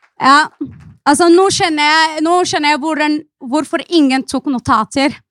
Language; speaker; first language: Norwegian; non-native, fluent; Arabic